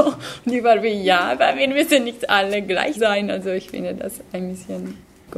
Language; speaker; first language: German; non-native, fluent; Slovenian